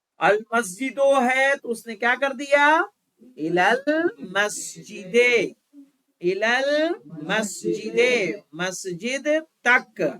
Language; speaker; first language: Urdu; native; Urdu